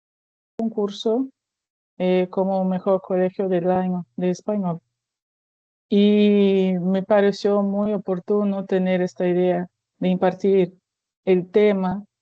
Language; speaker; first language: Spanish; non-native, fluent; Portuguese